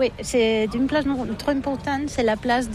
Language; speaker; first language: French; non-native, learner; Catalan